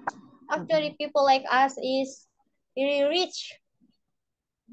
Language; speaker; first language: English; non-native, learner; Indonesian